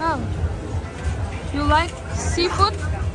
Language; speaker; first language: English; non-native, learner; Turkmen